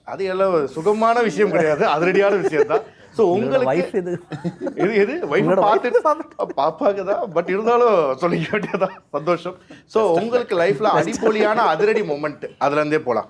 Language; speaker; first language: Tamil; native; Tamil